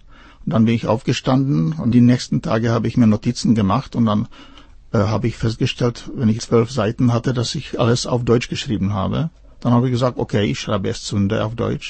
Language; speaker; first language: German; non-native, fluent; Czech